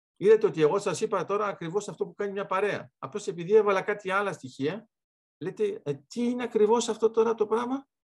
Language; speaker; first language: Greek; early bilingual, heritage; Greek